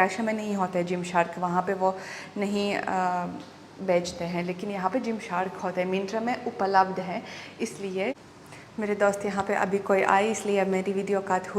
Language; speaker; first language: Hindi; non-native, fluent; Russian